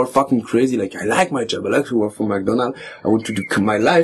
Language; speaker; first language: English; non-native, fluent; French